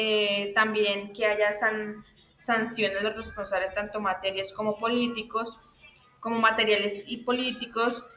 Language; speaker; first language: Spanish; native; Spanish